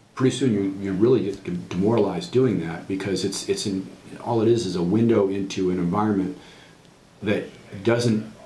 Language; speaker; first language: English; native; English